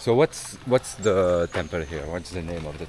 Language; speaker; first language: English; non-native, fluent; French